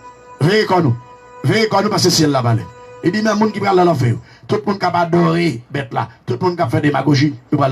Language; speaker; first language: French; non-native, local second language; Haitian Creole